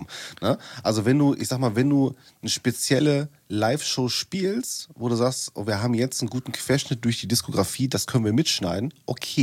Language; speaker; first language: German; native; German